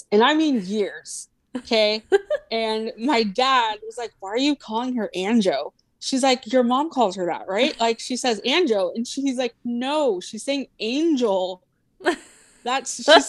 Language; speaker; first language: English; native; English